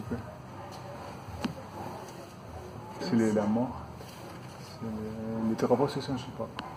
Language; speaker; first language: French; non-native, fluent; Spanish